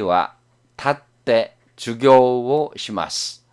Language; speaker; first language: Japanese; non-native, fluent; Korean